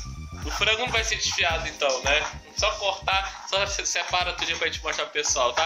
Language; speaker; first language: Portuguese; native; Portuguese